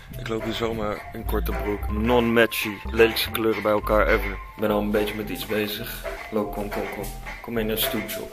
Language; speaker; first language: Dutch; native; Dutch